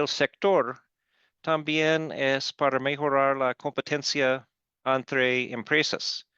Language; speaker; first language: Spanish; non-native, fluent; English